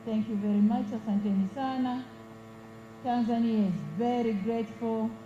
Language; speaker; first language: English; non-native, local second language; Swahili